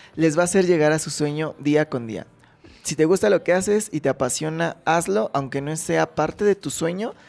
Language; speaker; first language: Spanish; native; Spanish